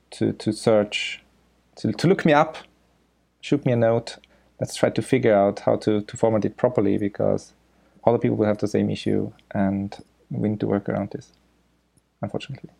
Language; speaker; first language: English; non-native, fluent; German